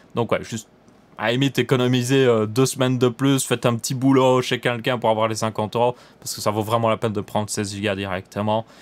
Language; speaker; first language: French; native; French